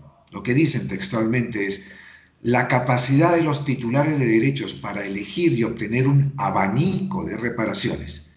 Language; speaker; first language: Spanish; native; Spanish